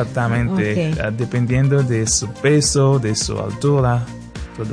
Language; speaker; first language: Spanish; non-native, fluent; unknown